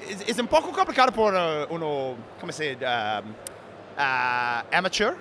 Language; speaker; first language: Spanish; non-native, learner; English